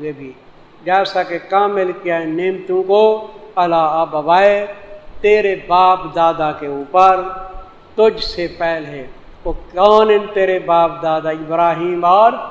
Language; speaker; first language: Urdu; non-native, local second language; Saraiki